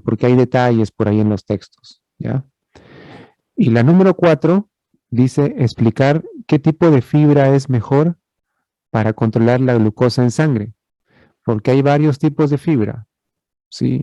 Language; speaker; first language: Spanish; native; Spanish